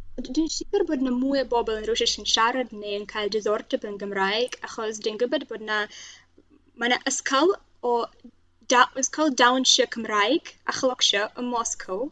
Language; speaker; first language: Welsh; non-native, learner; Russian